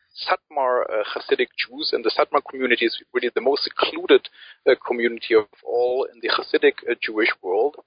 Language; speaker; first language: English; early bilingual, other home language; German